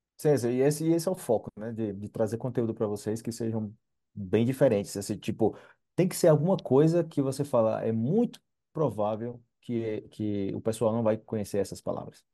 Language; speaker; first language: Portuguese; native; Portuguese